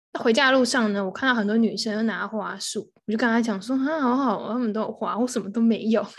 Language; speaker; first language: Chinese; native; Chinese